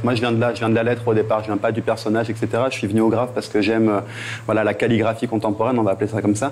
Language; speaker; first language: French; native; French